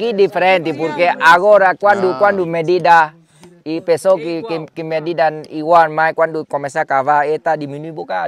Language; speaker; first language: Portuguese; non-native, learner; Vietnamese